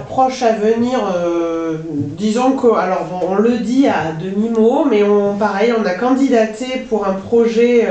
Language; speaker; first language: French; native; French